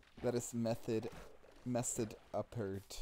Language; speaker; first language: English; native; English